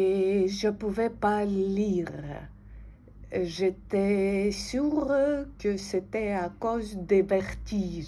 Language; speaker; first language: French; non-native, fluent; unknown